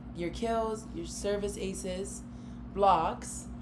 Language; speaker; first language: English; native; English